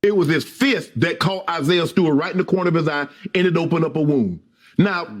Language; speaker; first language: English; native; English